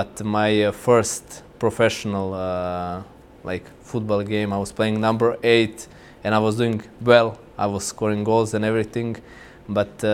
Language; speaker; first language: English; non-native, fluent; Croatian